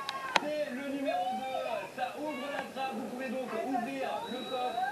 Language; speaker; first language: French; native; French